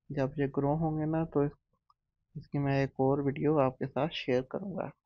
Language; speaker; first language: Urdu; non-native, local second language; Punjabi